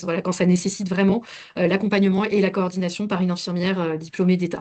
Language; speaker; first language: French; native; French